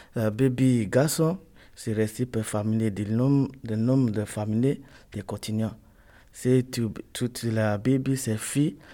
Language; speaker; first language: French; non-native, learner; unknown